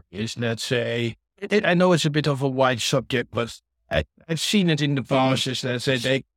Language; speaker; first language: English; non-native, fluent; Dutch